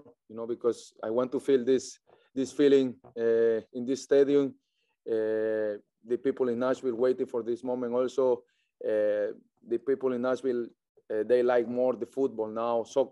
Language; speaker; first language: English; non-native, learner; Spanish